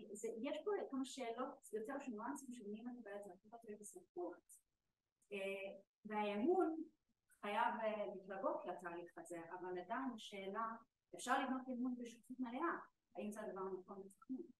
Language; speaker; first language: Hebrew; native; Hebrew